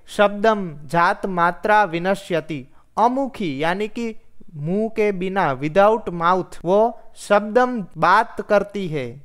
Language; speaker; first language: Hindi; non-native, local second language; Gujarati